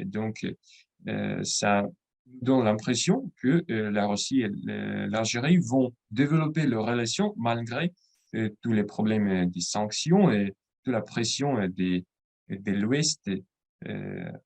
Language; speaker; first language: French; non-native, fluent; Russian